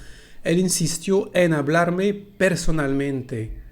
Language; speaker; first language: Spanish; non-native, fluent; French